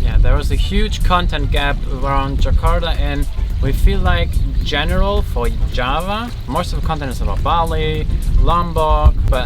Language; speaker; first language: English; non-native, fluent; German